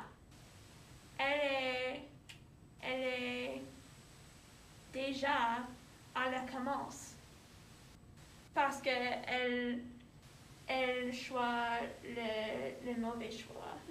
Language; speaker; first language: French; non-native, learner; English